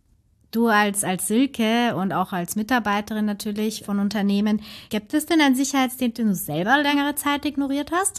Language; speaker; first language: German; native; German